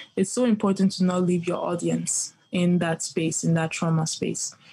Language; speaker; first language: English; early bilingual, other home language; Yoruba